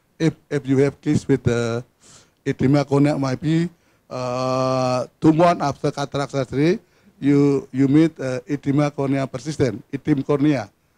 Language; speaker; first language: English; non-native, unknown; Indonesian